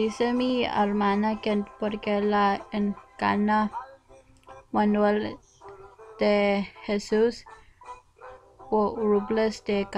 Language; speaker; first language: Spanish; non-native, learner; English